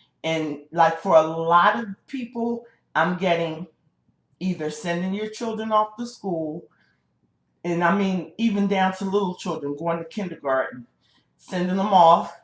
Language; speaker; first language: English; native; English